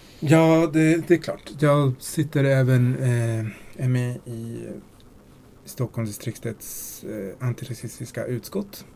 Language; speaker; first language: Swedish; early bilingual, other home language; Spanish